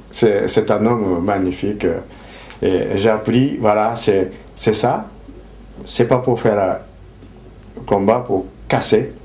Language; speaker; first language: French; non-native, fluent; Japanese